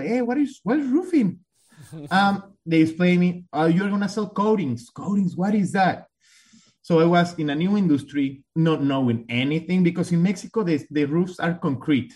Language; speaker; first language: English; non-native, fluent; Spanish